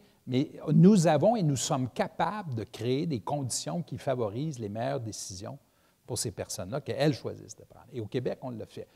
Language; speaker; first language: French; native; French